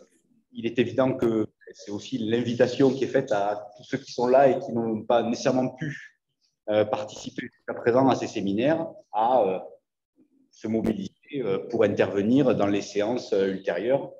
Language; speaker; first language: French; native; French